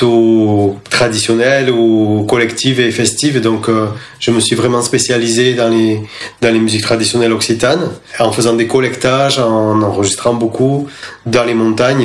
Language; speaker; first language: French; native; French